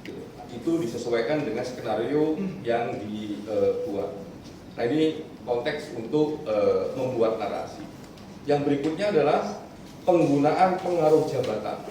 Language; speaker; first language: Indonesian; native; Indonesian